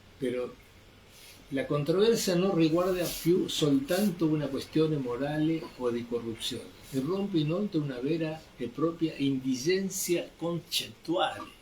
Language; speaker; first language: Italian; non-native, fluent; Spanish